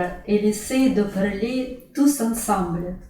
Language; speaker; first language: French; non-native, learner; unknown